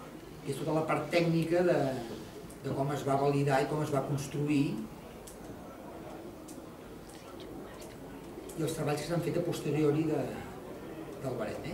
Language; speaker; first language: Catalan; native; Catalan